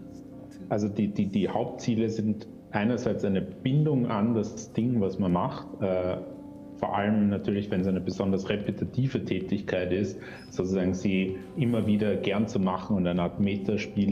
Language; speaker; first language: German; native; German